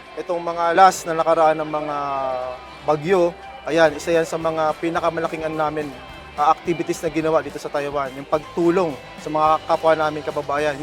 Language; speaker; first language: Filipino; non-native, local second language; Bikol